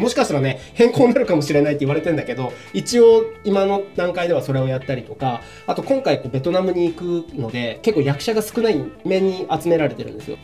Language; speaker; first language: Japanese; native; Japanese